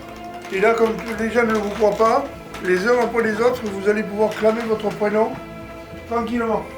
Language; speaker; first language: French; native; French